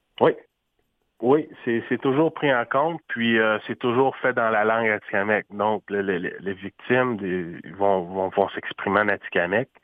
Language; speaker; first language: French; non-native, local second language; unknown